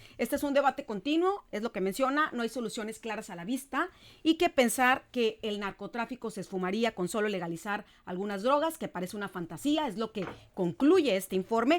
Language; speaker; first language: Spanish; native; Spanish